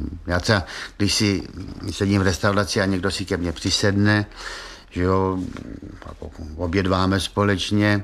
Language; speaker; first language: Czech; native; Czech